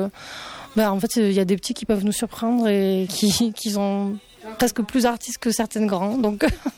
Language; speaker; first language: French; native; French